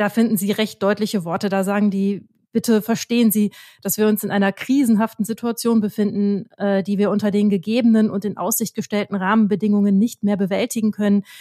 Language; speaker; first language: German; native; German